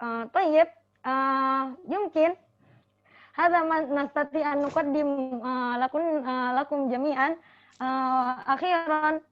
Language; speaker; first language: Arabic; non-native, learner; Indonesian